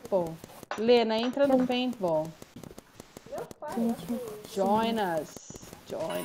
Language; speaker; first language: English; non-native, learner; Portuguese